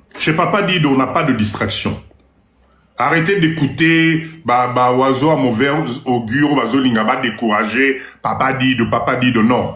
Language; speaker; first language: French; non-native, local second language; Lingala